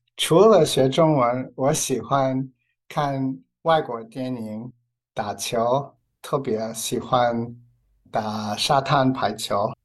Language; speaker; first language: Chinese; non-native, learner; English